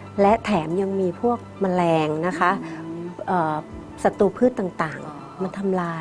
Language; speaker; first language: Thai; native; Thai